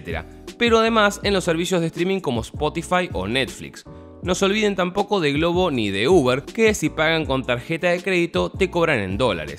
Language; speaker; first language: Spanish; native; Spanish